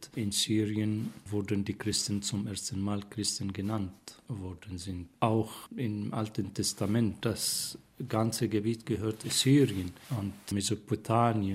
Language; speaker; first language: German; non-native, fluent; Arabic